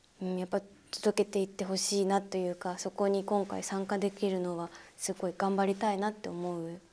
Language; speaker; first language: Japanese; native; Japanese